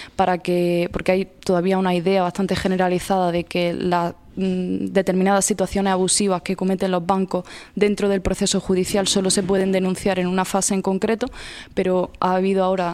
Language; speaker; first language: Spanish; native; Spanish